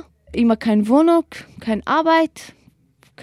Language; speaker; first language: German; non-native, learner; Kurdish